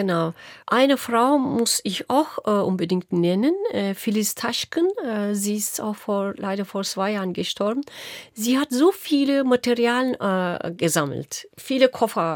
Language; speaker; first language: German; non-native, local second language; Turkish